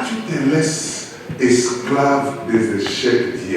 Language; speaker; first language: French; non-native, local second language; Lingala